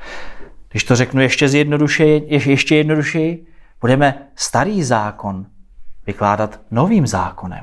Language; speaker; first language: Czech; native; Czech